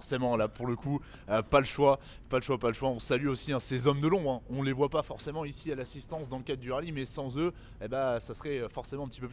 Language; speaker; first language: French; native; French